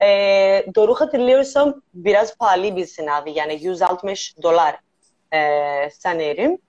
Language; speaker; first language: Turkish; non-native, learner; Greek